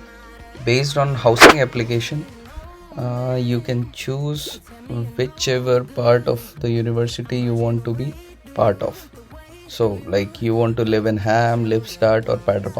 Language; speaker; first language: English; non-native, local second language; Hindi